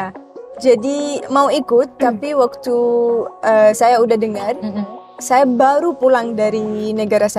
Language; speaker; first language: Indonesian; non-native, learner; Arabic